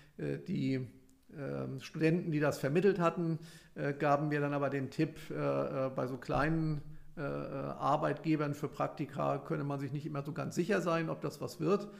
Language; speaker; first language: German; native; German